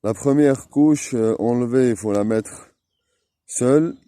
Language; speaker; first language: French; non-native, local second language; Arabic